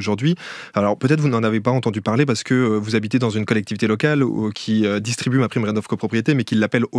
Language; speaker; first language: French; native; French